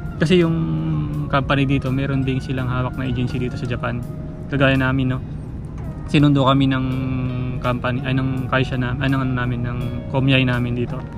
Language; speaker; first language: Filipino; native; Filipino